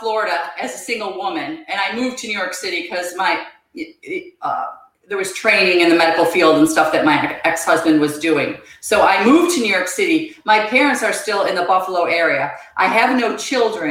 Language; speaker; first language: English; native; English